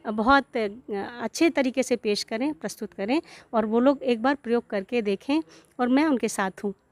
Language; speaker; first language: Hindi; native; Hindi